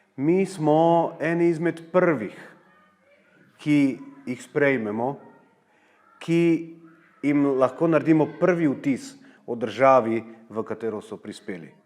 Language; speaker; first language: Slovenian; early bilingual, heritage; Slovak